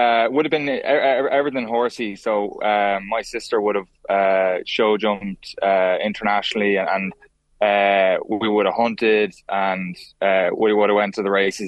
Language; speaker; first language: English; native; English